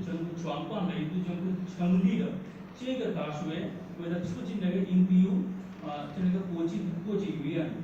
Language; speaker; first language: Chinese; non-native, learner; Hindi